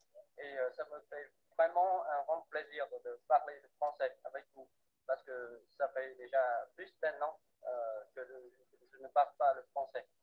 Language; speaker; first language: French; non-native, fluent; Vietnamese